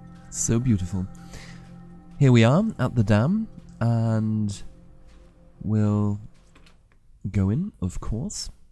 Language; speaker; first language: English; native; English